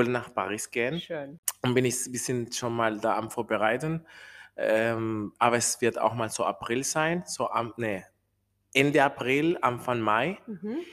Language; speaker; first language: German; non-native, fluent; Spanish